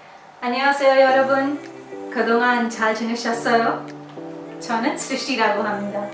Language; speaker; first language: Korean; non-native, fluent; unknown